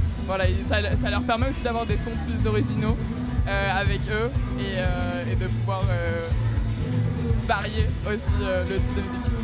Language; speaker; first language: French; native; French